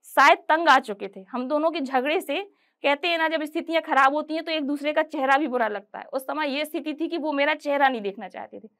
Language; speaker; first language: Hindi; native; Hindi